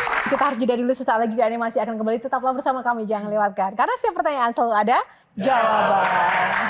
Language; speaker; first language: Indonesian; native; Indonesian